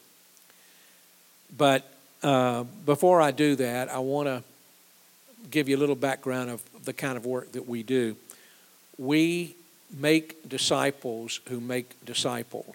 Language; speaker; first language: English; native; English